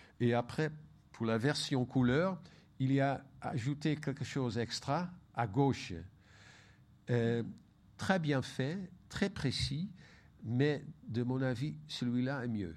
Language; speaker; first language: French; non-native, fluent; Dutch